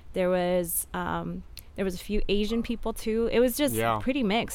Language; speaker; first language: English; early bilingual, other home language; Spanish